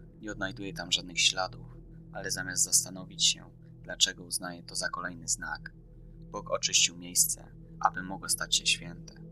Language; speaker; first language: Polish; native; Polish